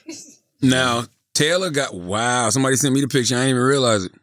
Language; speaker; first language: English; native; English